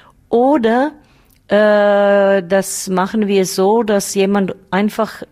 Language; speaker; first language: German; non-native, learner; Bosnian